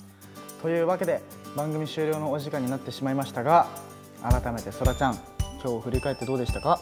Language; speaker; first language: Japanese; native; Japanese